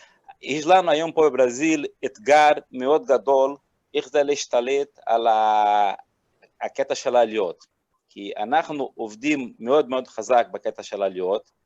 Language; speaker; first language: Hebrew; non-native, fluent; Portuguese